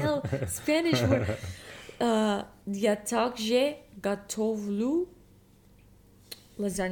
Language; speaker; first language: Russian; non-native, learner; English